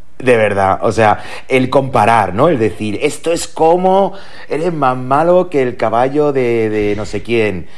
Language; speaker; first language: Spanish; early bilingual, heritage; Spanish